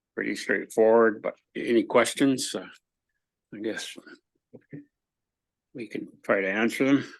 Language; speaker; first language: English; native; English